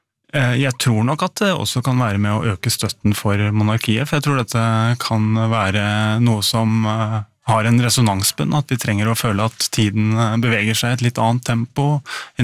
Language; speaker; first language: Norwegian; native; Norwegian